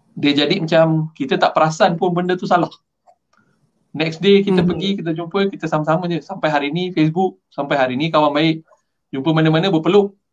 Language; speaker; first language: Malay; non-native, local second language; Tamil